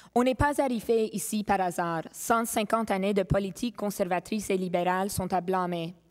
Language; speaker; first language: French; non-native, local second language; English